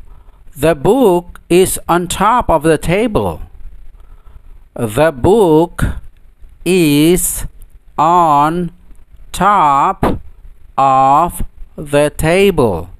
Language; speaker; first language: English; non-native, fluent; Indonesian